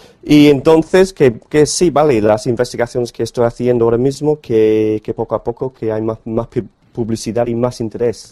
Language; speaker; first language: Spanish; non-native, fluent; English